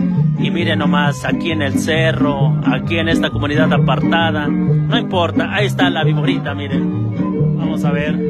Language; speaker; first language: Spanish; native; Spanish